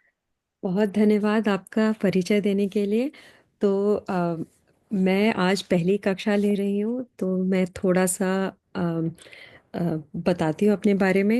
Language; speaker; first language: Hindi; native; Hindi